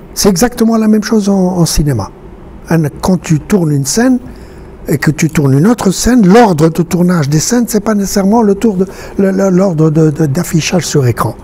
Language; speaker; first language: French; non-native, local second language; Arabic